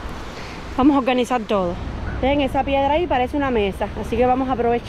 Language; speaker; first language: Spanish; native; Spanish